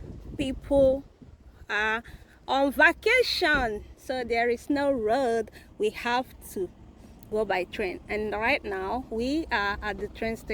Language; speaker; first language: English; non-native, local second language; Igbo